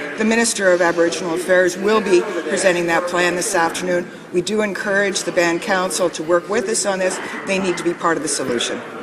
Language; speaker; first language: English; native; English